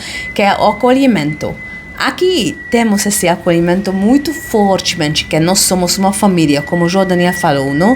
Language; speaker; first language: Portuguese; non-native, fluent; Hungarian